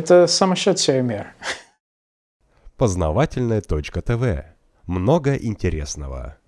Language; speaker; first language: Russian; non-native, learner; English